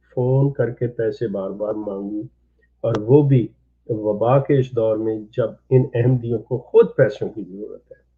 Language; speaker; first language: Urdu; native; Urdu